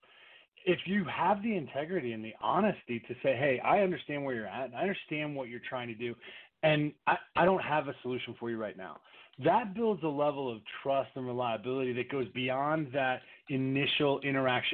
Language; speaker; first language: English; native; English